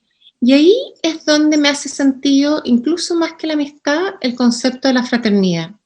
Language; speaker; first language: Spanish; native; Spanish